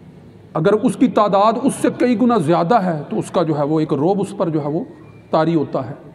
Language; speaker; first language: Urdu; native; Urdu